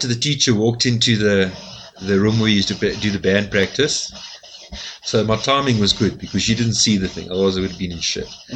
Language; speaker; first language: English; native; English